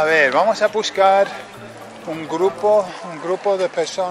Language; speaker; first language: Spanish; non-native, fluent; English